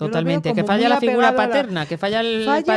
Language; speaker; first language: Spanish; native; Spanish